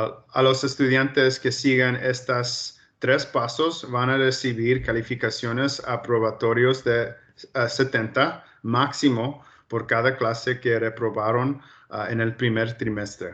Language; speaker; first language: Spanish; early bilingual, heritage; Spanish